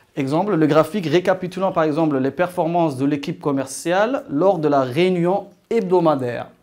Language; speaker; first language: French; non-native, local second language; Arabic